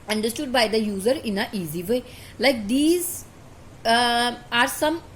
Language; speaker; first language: English; non-native, local second language; Punjabi